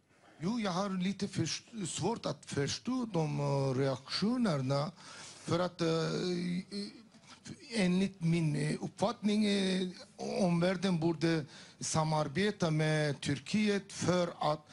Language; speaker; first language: Swedish; non-native, fluent; Turkish